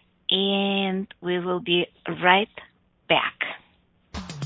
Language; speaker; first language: English; non-native, fluent; Russian